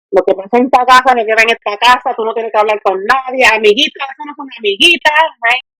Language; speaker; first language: Spanish; early bilingual, heritage; Spanish